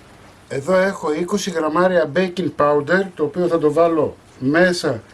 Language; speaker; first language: Greek; native; Greek